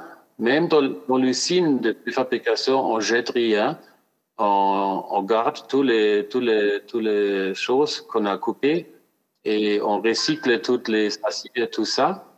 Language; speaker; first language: French; non-native, fluent; German